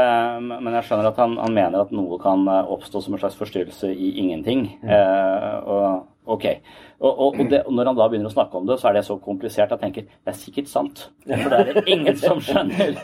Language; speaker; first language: Norwegian; native; Norwegian